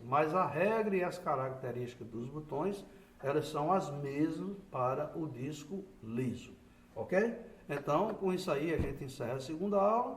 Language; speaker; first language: Portuguese; native; Portuguese